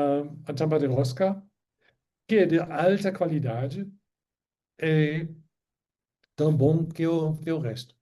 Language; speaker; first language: Portuguese; non-native, fluent; German